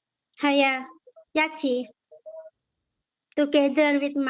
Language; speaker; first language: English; non-native, learner; Indonesian